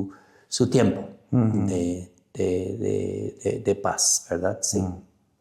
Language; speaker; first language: Spanish; non-native, fluent; English